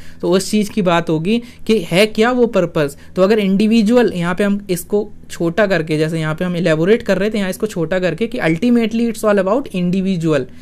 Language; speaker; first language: Hindi; native; Hindi